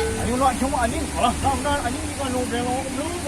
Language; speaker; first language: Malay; non-native, local second language; Sundanese